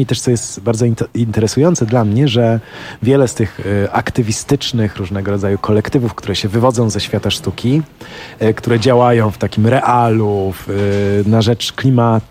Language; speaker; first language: Polish; native; Polish